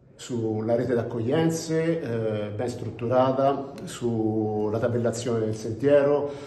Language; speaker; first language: Italian; native; Italian